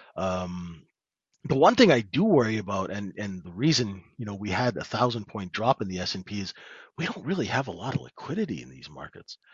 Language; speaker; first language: English; native; English